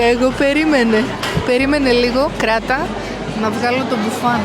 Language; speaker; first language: Greek; native; Greek